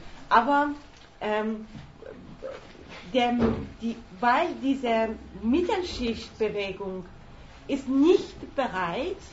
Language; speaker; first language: German; non-native, learner; Persian